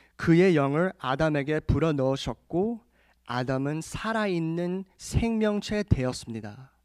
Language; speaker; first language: Korean; early bilingual, heritage; Korean